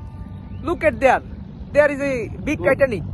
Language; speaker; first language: English; non-native, local second language; Bangla